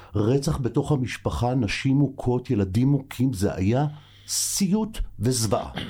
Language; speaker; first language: Hebrew; native; Hebrew